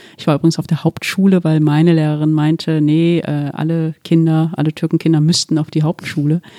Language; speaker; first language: German; early bilingual, other home language; Turkish